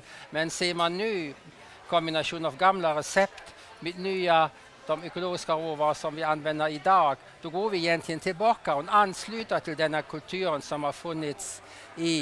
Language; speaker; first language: Swedish; non-native, fluent; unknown